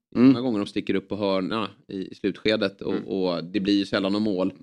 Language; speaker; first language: Swedish; native; Swedish